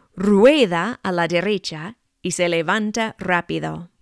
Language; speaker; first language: Spanish; non-native, fluent; English